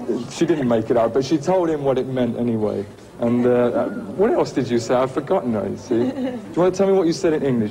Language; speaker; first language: English; native; English